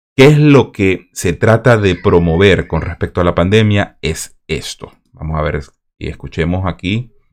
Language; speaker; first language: Spanish; native; Spanish